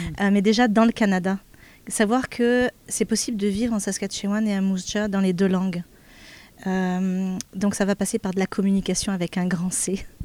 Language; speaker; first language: French; native; French